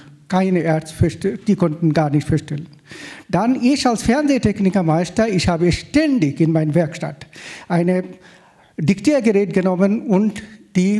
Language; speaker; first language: German; non-native, fluent; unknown